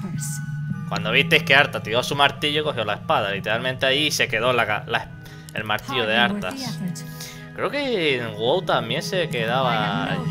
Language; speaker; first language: Spanish; native; Spanish